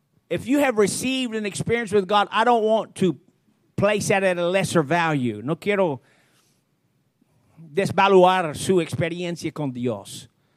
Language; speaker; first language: English; native; English